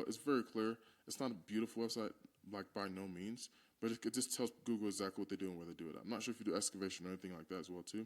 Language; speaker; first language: English; native; English